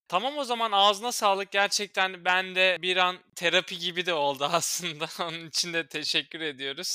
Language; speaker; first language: Turkish; native; Turkish